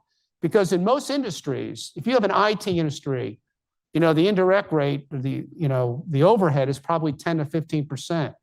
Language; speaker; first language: English; native; English